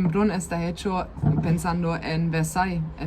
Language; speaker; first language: Spanish; non-native, fluent; German